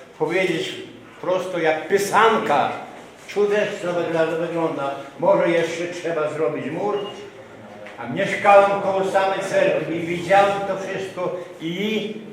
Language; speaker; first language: Polish; non-native, local second language; Rusyn